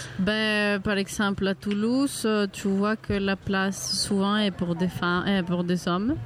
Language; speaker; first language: French; non-native, fluent; Spanish